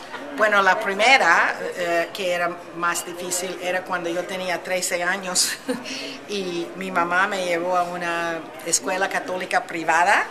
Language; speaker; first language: Spanish; early bilingual, heritage; Spanish